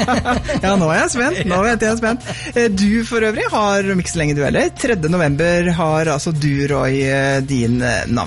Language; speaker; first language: Norwegian; native; Norwegian